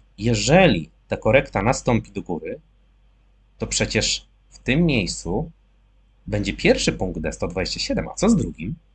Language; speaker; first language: Polish; native; Polish